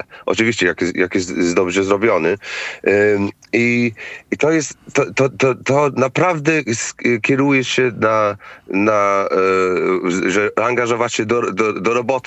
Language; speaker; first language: Polish; non-native, fluent; English